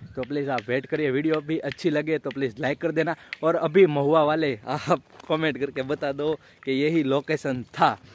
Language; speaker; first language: Hindi; non-native, local second language; Gujarati